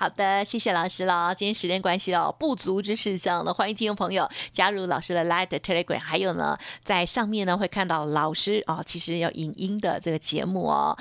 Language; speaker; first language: Chinese; native; Chinese